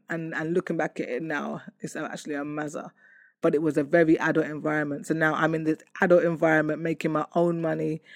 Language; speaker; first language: English; native; English